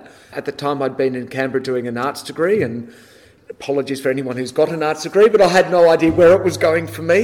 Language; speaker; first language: English; native; English